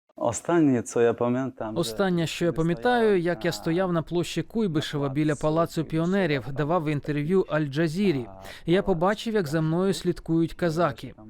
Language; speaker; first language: Ukrainian; early bilingual, heritage; Uzbek